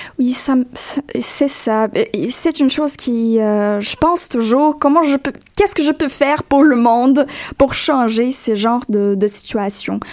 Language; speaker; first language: French; non-native, fluent; Portuguese